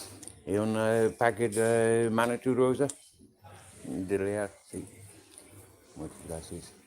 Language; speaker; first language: Spanish; non-native, learner; English